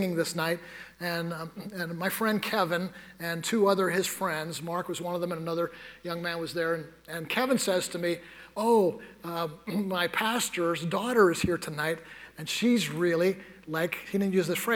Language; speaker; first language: English; native; English